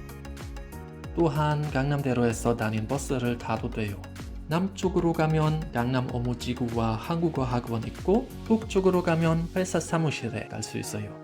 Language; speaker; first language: Korean; non-native, fluent; German